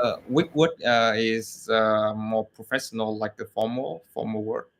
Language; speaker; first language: English; non-native, learner; Vietnamese